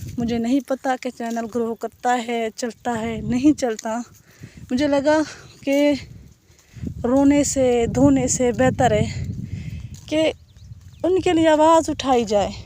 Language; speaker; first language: Urdu; non-native, local second language; Saraiki